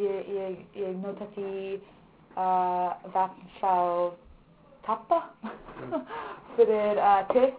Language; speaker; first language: Icelandic; non-native, learner; English